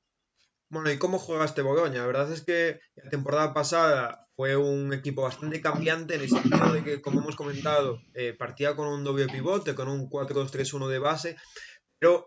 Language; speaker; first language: Spanish; native; Spanish